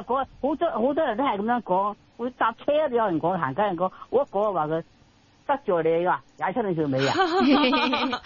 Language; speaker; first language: Cantonese; native; Cantonese